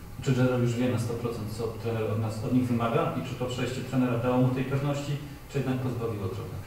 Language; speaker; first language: Polish; native; Polish